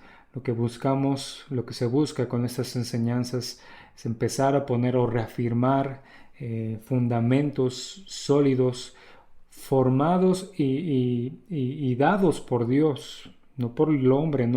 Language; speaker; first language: Spanish; native; Spanish